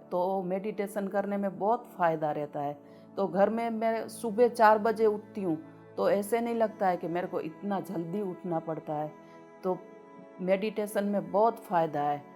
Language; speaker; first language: Hindi; non-native, local second language; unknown